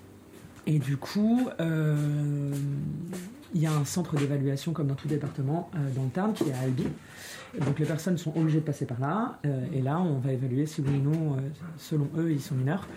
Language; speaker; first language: French; native; French